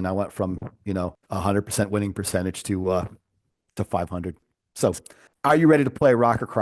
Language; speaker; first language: English; native; English